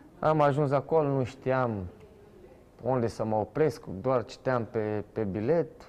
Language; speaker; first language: Romanian; non-native, fluent; Portuguese